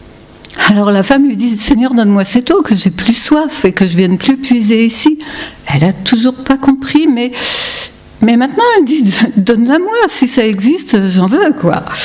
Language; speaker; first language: French; native; French